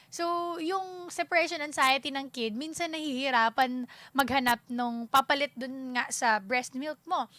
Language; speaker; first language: Filipino; non-native, local second language; Cebuano